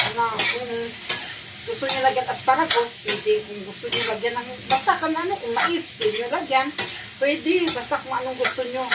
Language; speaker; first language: Filipino; non-native, local second language; Hiligaynon